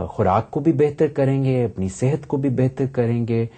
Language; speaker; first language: Hindi; native; Hindi